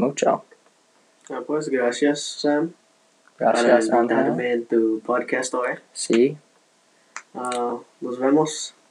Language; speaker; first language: Spanish; non-native, learner; English